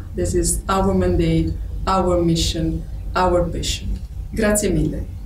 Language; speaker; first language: English; non-native, fluent; Italian